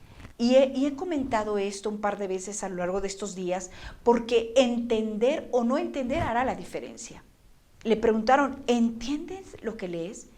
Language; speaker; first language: Spanish; native; Spanish